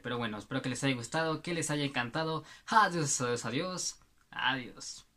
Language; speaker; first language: Spanish; native; Spanish